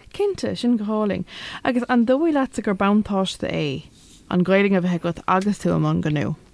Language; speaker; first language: Irish; non-native, local second language; English